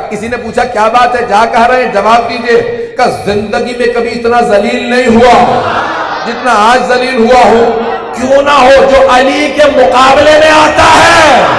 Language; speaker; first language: Urdu; native; Urdu